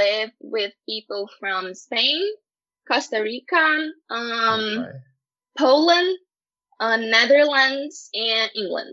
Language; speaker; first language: English; non-native, fluent; Portuguese